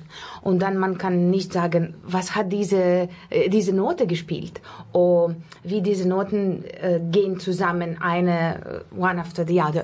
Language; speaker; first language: German; non-native, learner; Russian